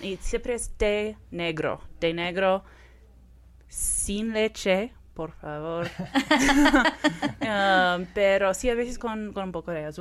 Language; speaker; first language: Spanish; non-native, fluent; English